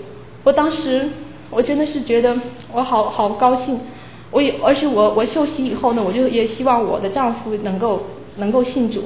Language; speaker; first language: Chinese; native; Chinese